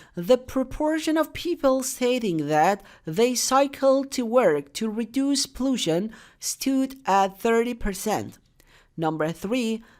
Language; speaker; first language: English; non-native, fluent; Persian